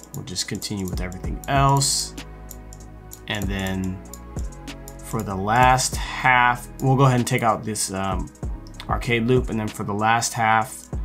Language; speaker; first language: English; native; English